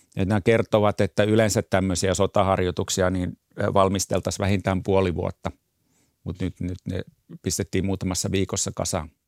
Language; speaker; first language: Finnish; native; Finnish